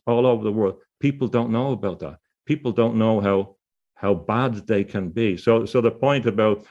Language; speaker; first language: English; native; English